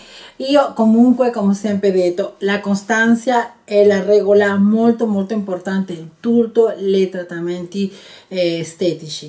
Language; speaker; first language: Italian; non-native, learner; Spanish